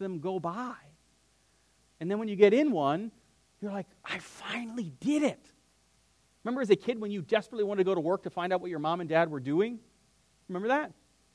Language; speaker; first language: English; native; English